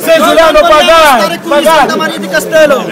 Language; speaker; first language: Italian; non-native, learner; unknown